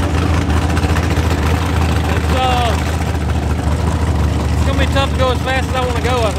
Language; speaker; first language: English; native; English